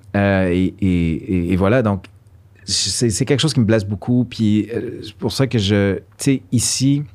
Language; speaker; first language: French; early bilingual, other home language; Spanish